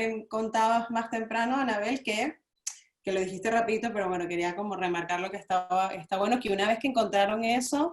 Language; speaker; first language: Spanish; native; Spanish